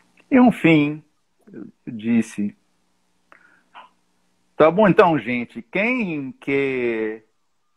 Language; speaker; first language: Portuguese; non-native, fluent; English